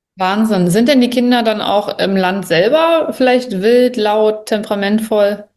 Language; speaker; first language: German; native; German